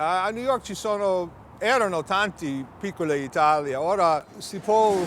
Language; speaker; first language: Italian; early bilingual, heritage; English